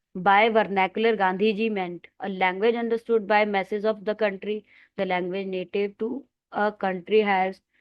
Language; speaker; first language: English; non-native, local second language; Punjabi